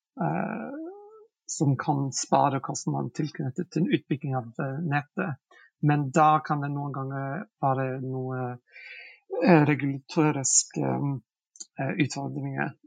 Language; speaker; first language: Norwegian; non-native, fluent; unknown